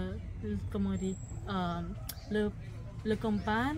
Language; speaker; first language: French; non-native, fluent; Thai